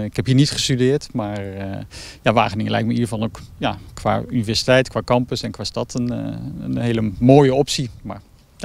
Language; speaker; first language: Dutch; native; Dutch